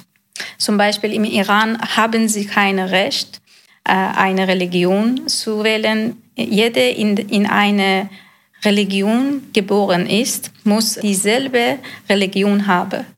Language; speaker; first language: German; non-native, learner; Persian